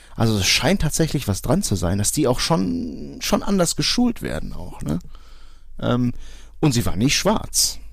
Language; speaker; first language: German; early bilingual, other home language; Portuguese